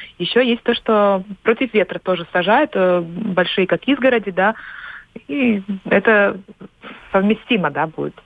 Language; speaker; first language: Russian; non-native, local second language; Latvian